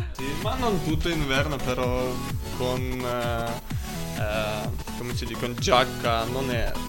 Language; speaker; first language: Italian; non-native, learner; Ukrainian